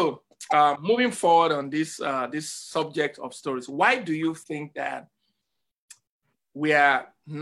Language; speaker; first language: English; non-native, local second language; Yoruba